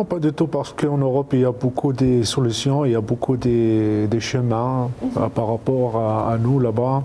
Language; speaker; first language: French; non-native, learner; Arabic